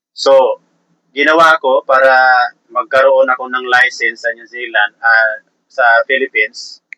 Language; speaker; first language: Filipino; non-native, local second language; Cebuano